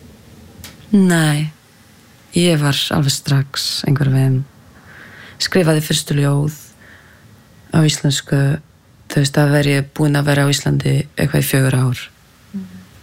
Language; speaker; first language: Icelandic; non-native, fluent; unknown